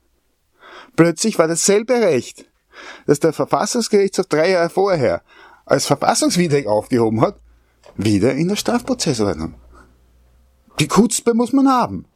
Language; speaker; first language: German; native; German